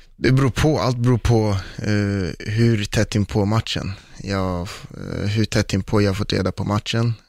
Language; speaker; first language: Swedish; early bilingual, other home language; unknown